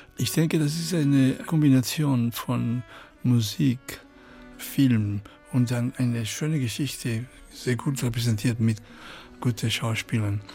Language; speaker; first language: German; non-native, fluent; Catalan